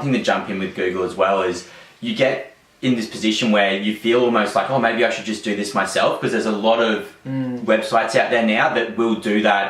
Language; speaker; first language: English; native; English